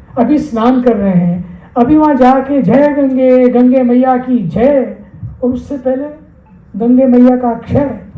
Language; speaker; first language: Hindi; native; Hindi